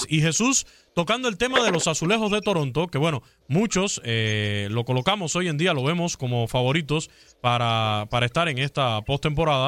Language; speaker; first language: Spanish; native; Spanish